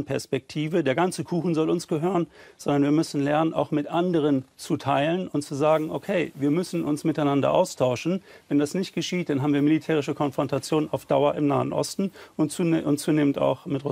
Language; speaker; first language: German; native; German